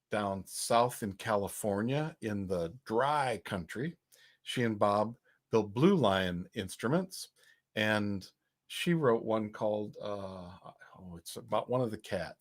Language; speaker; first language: English; native; English